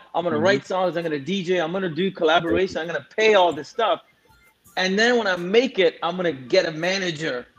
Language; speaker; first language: English; non-native, local second language; Tamil